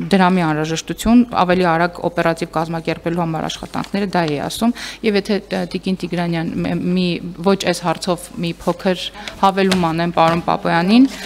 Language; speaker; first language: Armenian; native; Armenian